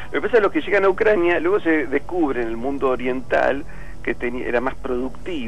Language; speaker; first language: Spanish; native; Spanish